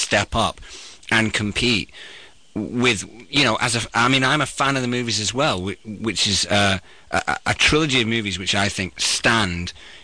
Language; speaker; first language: English; native; English